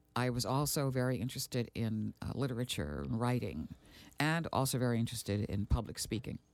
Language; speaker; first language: English; early bilingual, other home language; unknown